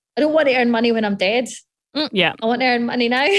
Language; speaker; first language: English; native; English